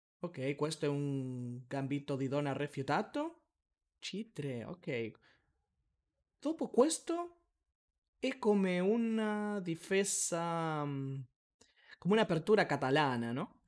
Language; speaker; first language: Italian; non-native, learner; Spanish